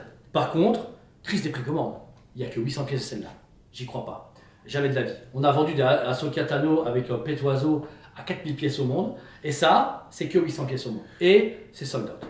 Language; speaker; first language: French; native; French